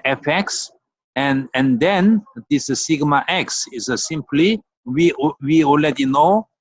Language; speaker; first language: English; non-native, fluent; Korean